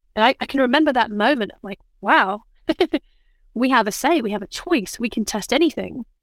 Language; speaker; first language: English; native; English